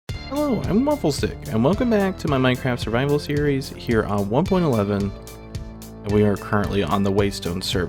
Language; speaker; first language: English; native; English